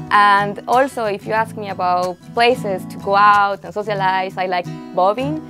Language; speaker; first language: English; non-native, fluent; Spanish